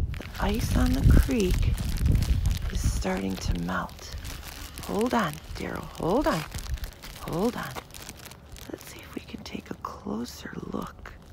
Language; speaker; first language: English; native; English